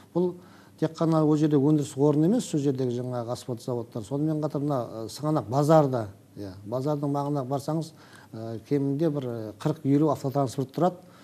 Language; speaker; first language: Kazakh; native; Kazakh